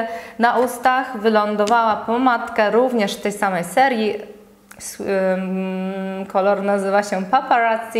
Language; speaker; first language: Polish; native; Polish